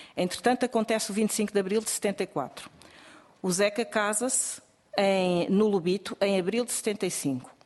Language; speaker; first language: Portuguese; native; Portuguese